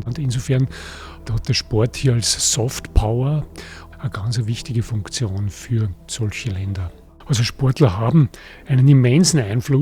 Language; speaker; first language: German; native; German